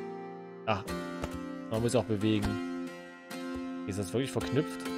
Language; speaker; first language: German; native; German